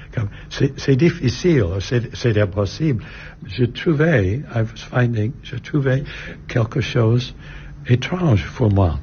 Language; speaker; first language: French; non-native, learner; English